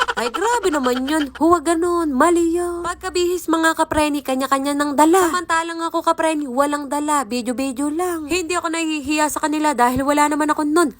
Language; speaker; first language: Filipino; native; Filipino